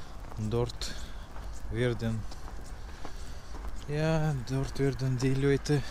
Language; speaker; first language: German; non-native, learner; Russian